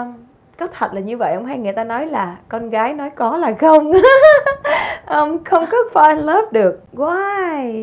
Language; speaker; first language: Vietnamese; native; Vietnamese